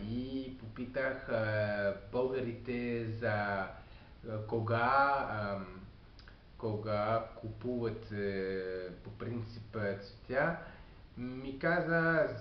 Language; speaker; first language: Bulgarian; non-native, learner; French